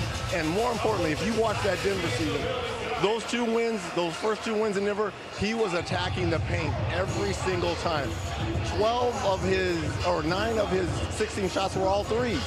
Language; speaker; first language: English; native; English